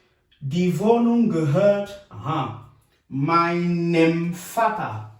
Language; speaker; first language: German; non-native, fluent; French